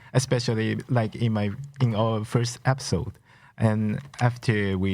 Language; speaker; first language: English; non-native, local second language; Chinese